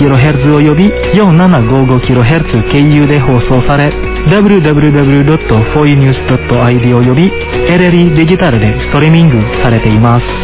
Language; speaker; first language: Japanese; non-native, fluent; Indonesian